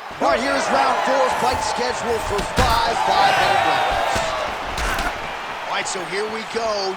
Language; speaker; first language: English; native; English